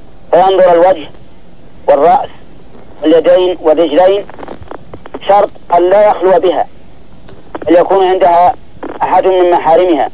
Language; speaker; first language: Arabic; native; Arabic